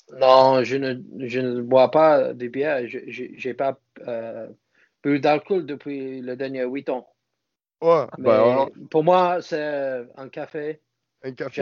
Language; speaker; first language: French; non-native, fluent; English